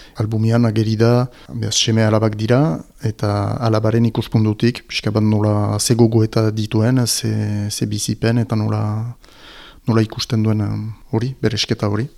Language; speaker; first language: Basque; native; Basque